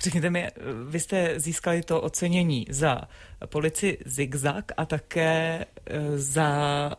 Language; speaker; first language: Czech; native; Czech